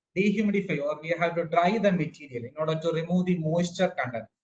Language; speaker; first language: English; non-native, local second language; Malayalam